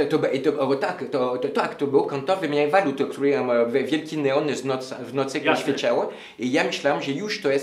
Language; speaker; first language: Polish; non-native, learner; French